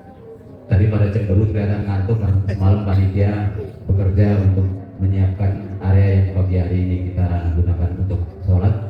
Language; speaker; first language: Indonesian; native; Indonesian